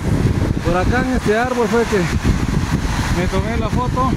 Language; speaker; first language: Spanish; native; Spanish